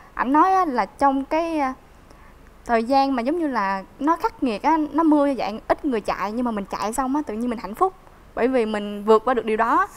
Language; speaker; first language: Vietnamese; native; Vietnamese